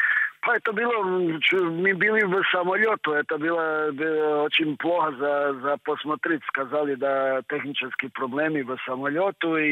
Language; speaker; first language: Russian; non-native, learner; Croatian